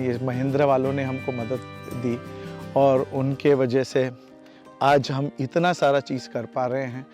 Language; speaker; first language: Hindi; non-native, local second language; Marathi